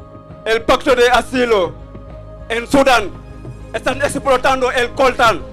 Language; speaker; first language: Spanish; non-native, fluent; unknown